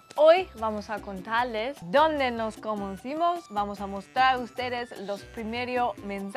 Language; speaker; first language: Spanish; non-native, learner; English